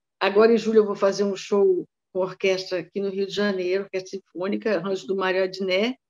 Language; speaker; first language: Portuguese; native; Portuguese